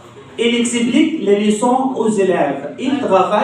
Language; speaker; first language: French; non-native, fluent; Arabic